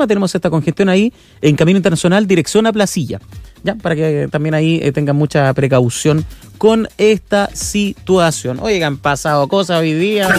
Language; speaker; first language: Spanish; native; Spanish